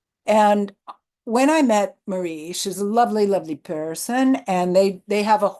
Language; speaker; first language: English; native; English